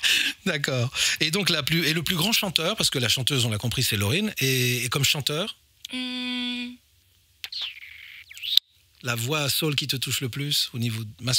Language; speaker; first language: French; native; French